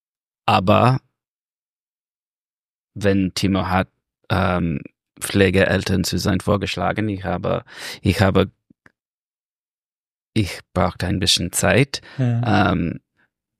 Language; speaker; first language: German; non-native, learner; English